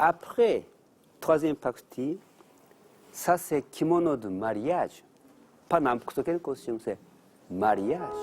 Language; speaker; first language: French; non-native, learner; Japanese